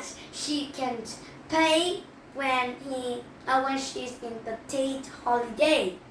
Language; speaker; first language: English; non-native, learner; Vietnamese